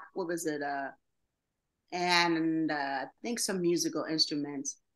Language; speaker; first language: English; native; English